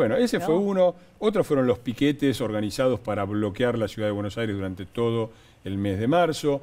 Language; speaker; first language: Spanish; native; Spanish